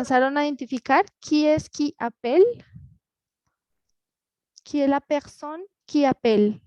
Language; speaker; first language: French; non-native, fluent; Spanish